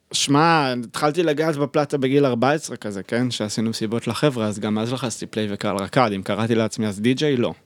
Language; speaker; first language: Hebrew; native; Hebrew